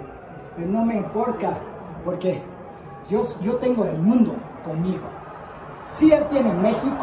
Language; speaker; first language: Spanish; early bilingual, heritage; English